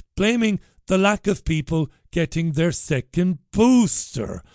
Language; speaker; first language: English; native; English